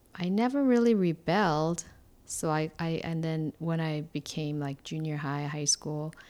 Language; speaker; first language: English; non-native, fluent; Korean